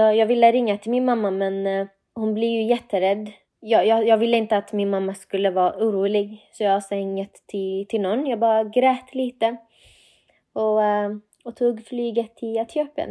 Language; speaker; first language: Swedish; non-native, fluent; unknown